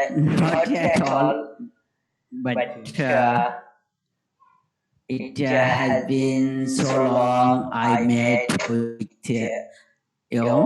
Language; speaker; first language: English; non-native, learner; Bangla